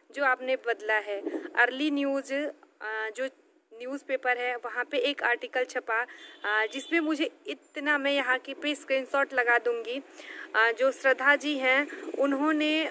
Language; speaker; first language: Hindi; native; Hindi